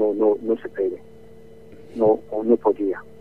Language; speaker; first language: Spanish; non-native, learner; Japanese